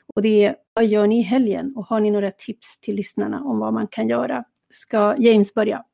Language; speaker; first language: Swedish; native; Swedish